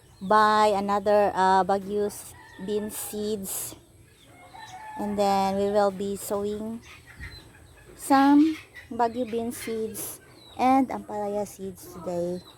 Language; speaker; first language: English; non-native, local second language; Filipino